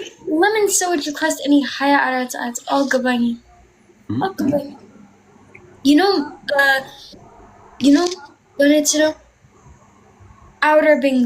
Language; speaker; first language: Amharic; non-native, learner; English